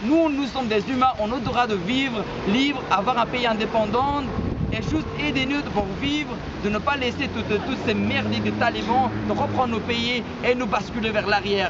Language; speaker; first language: French; non-native, fluent; Persian